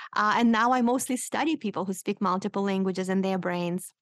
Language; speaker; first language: English; non-native, fluent; Romanian